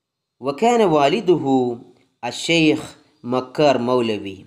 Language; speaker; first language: Arabic; non-native, fluent; Malayalam